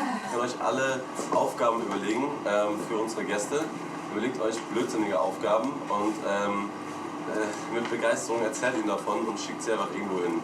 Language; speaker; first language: German; native; German